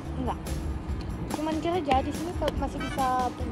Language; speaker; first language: Indonesian; non-native, fluent; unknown